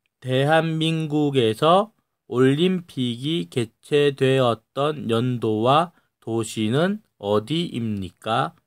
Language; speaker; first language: Korean; native; Korean